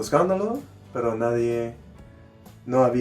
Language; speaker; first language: Spanish; non-native, learner; English